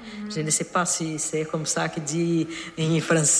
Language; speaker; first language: French; non-native, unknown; Portuguese